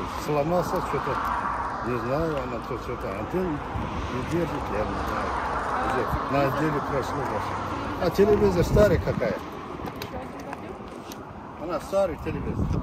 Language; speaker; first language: Russian; non-native, local second language; Kazakh